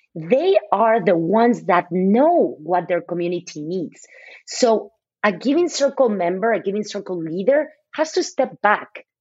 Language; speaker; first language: English; non-native, fluent; Spanish